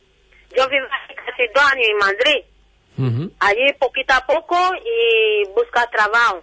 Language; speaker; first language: Spanish; non-native, learner; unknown